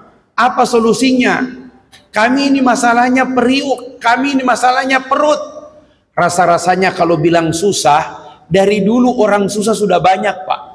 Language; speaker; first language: Indonesian; native; Indonesian